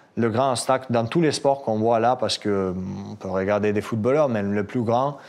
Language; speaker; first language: French; non-native, fluent; Russian